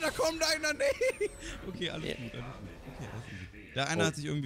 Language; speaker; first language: German; native; German